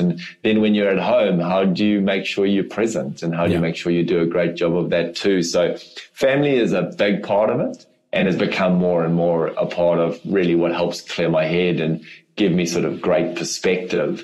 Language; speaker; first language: English; native; English